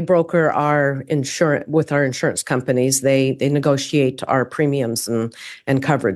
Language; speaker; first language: English; native; English